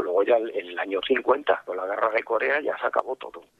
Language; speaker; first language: Spanish; native; Spanish